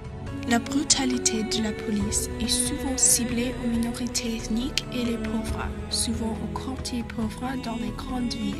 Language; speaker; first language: French; non-native, learner; English